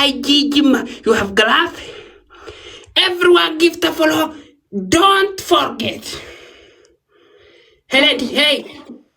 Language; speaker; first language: English; non-native, learner; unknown